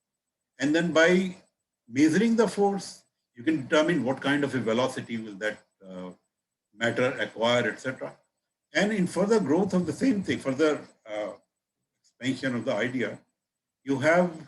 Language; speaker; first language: English; non-native, local second language; Hindi